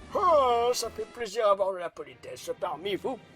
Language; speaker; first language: French; native; French